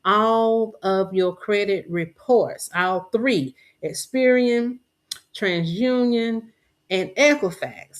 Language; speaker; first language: English; native; English